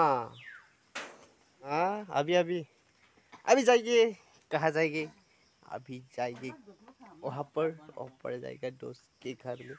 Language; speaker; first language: Hindi; non-native, local second language; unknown